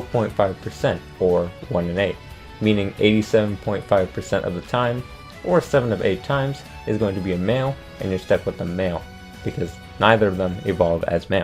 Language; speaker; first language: English; native; English